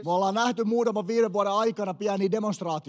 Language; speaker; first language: Finnish; native; Finnish